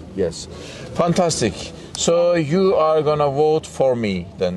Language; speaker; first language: English; non-native, fluent; Turkish